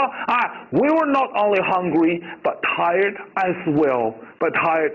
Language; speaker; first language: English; non-native, fluent; Chinese